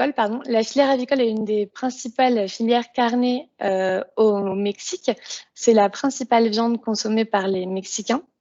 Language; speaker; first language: French; native; French